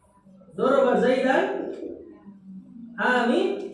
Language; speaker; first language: Arabic; non-native, fluent; Indonesian